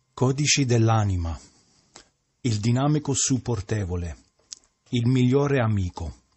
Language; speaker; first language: Italian; non-native, fluent; English